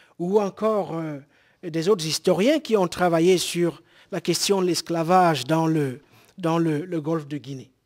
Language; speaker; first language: French; non-native, local second language; Basaa